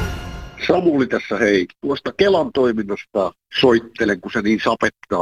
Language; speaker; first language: Finnish; native; Finnish